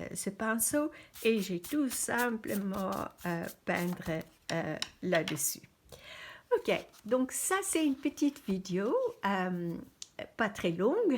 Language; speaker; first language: French; non-native, fluent; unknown